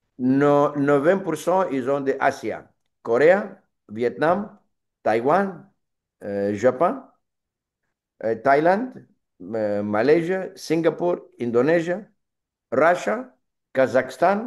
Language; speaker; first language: French; non-native, learner; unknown